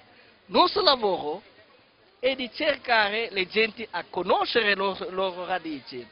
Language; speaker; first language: Italian; non-native, fluent; Kongo